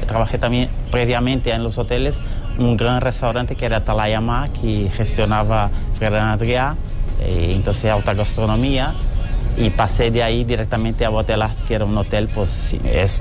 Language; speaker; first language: Spanish; non-native, fluent; Portuguese